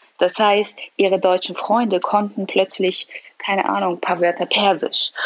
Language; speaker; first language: German; early bilingual, other home language; Persian